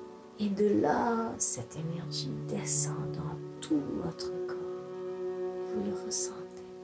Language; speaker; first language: French; non-native, fluent; English